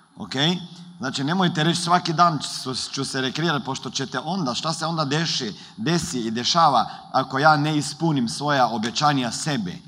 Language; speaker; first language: Croatian; early bilingual, heritage; Croatian